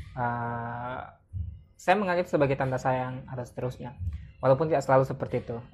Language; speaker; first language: Indonesian; non-native, local second language; Buginese